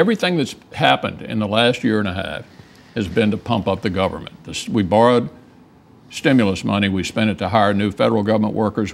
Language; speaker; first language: English; native; English